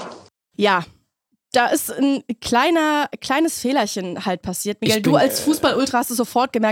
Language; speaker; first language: German; native; German